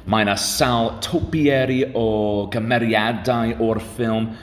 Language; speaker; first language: Welsh; non-native, learner; English